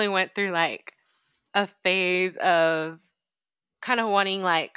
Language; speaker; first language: English; native; English